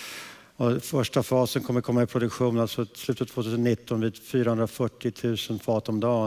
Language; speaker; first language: Swedish; early bilingual, heritage; Swedish